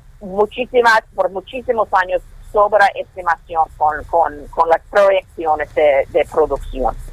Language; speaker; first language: Spanish; non-native, fluent; English